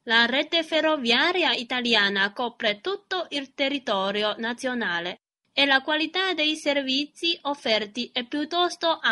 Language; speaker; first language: Italian; non-native, fluent; Chinese